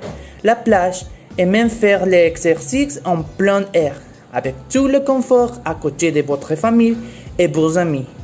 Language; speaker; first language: French; non-native, learner; Spanish